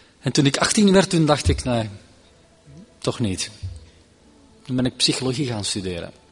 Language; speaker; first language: Dutch; native; Dutch